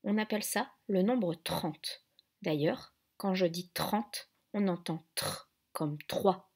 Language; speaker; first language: French; native; French